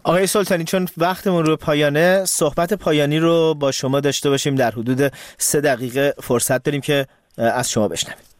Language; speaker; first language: Persian; native; Persian